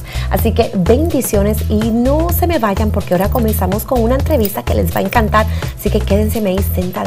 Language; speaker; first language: Spanish; native; Spanish